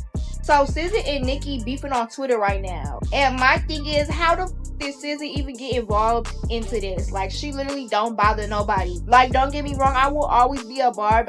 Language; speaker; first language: English; native; English